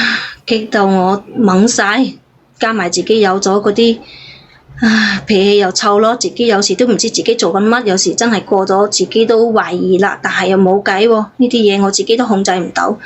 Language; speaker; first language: Cantonese; native; Cantonese